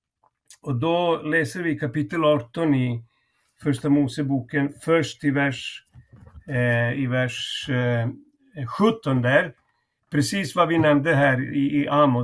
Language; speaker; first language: Swedish; non-native, fluent; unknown